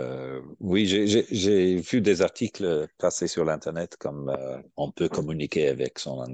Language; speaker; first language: French; non-native, fluent; English